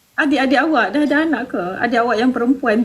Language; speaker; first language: Malay; native; Malay